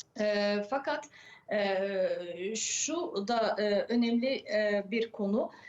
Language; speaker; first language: Turkish; early bilingual, other home language; French